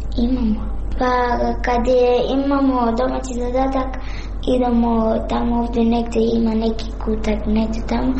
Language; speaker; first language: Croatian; non-native, learner; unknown